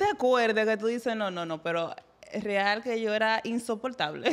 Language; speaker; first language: Spanish; native; Spanish